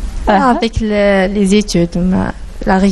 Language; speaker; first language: French; non-native, learner; Arabic